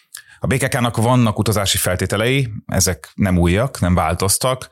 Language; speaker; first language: Hungarian; native; Hungarian